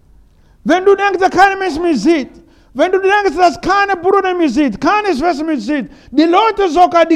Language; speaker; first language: German; non-native, learner; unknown